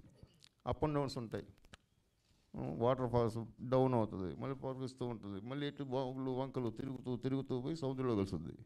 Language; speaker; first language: Telugu; native; Telugu